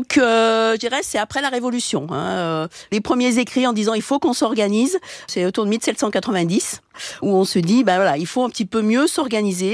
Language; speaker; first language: French; native; French